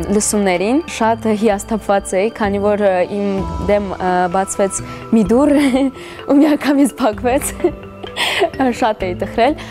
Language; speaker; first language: Armenian; early bilingual, heritage; Armenian